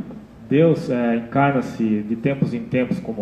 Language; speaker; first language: Portuguese; native; Portuguese